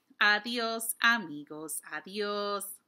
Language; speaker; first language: Spanish; non-native, fluent; English